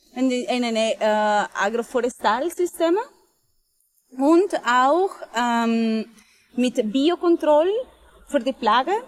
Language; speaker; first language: German; non-native, fluent; Spanish